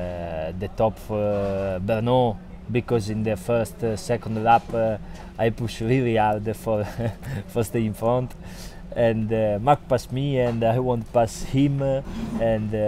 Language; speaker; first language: English; non-native, learner; Italian